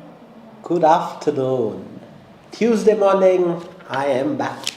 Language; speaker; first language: English; non-native, local second language; Malayalam